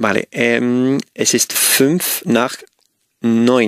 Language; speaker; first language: German; non-native, learner; Spanish